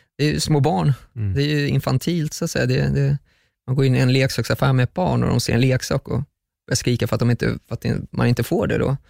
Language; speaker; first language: Swedish; early bilingual, other home language; German